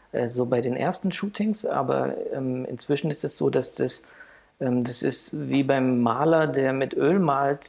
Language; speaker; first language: German; native; German